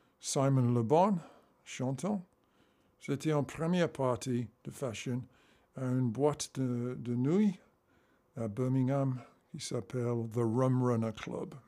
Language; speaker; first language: French; non-native, learner; English